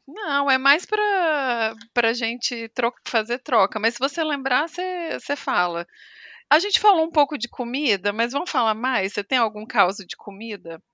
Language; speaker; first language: Portuguese; native; Portuguese